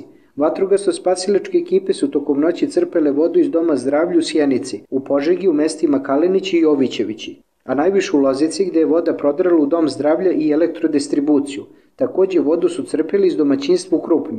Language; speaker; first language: Serbian; native; Serbian